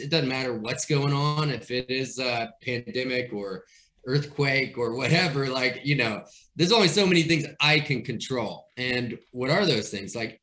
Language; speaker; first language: English; native; English